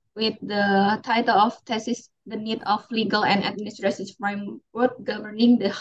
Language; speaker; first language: English; non-native, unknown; Indonesian